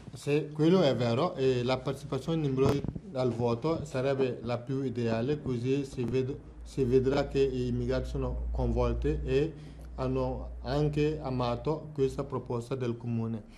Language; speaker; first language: Italian; non-native, fluent; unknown